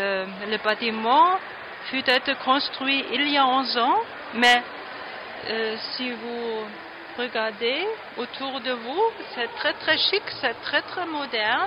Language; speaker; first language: French; non-native, fluent; German